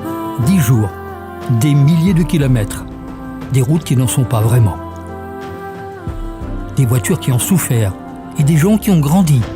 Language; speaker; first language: French; native; French